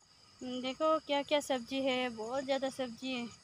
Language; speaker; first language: Hindi; non-native, local second language; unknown